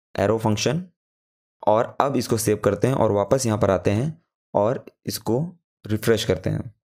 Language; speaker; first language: Hindi; native; Hindi